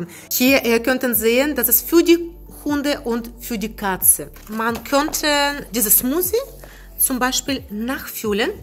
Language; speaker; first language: German; non-native, learner; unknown